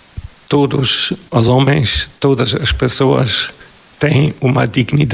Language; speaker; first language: Portuguese; non-native, fluent; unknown